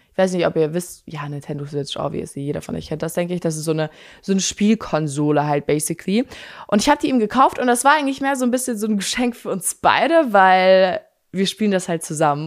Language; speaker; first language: German; native; German